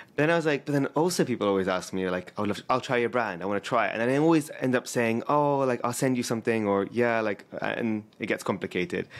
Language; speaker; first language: English; native; English